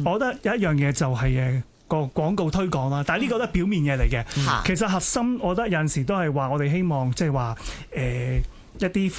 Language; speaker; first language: Cantonese; native; Cantonese